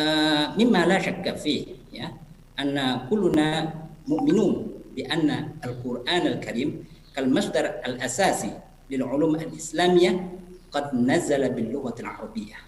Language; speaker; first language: Arabic; non-native, fluent; Indonesian